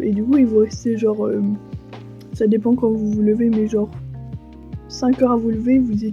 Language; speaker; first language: French; native; French